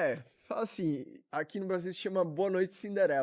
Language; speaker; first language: Portuguese; native; Portuguese